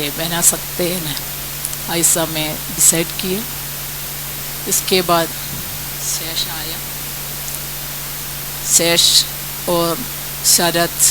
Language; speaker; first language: Hindi; non-native, local second language; Malayalam